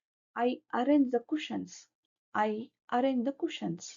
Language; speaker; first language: English; non-native, local second language; Kannada